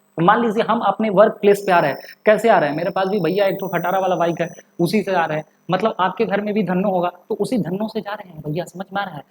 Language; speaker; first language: Hindi; native; Hindi